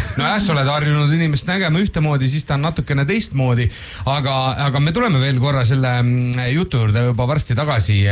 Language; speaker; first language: Estonian; native; Estonian